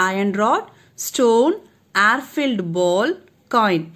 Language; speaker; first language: English; non-native, local second language; Tamil